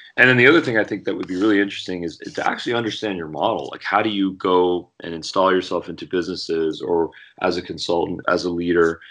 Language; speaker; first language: English; native; English